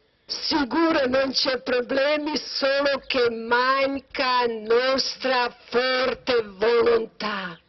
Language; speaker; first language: Italian; non-native, learner; Croatian